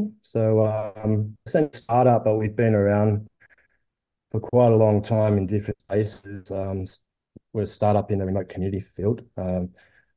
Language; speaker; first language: English; native; English